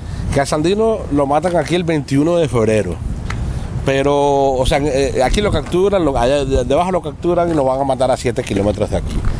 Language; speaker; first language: Spanish; native; Spanish